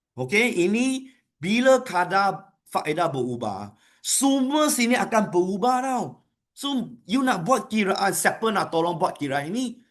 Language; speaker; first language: Malay; non-native, local second language; Chinese